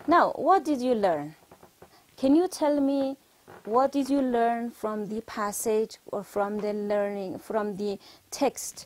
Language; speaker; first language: English; non-native, fluent; Persian